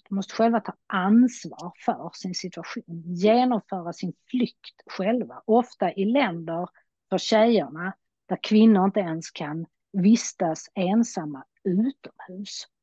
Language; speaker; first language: Swedish; native; Swedish